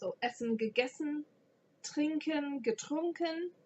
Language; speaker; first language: German; non-native, fluent; English